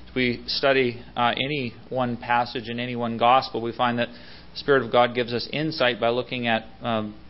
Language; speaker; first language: English; native; English